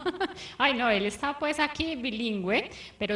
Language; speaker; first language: Spanish; native; Spanish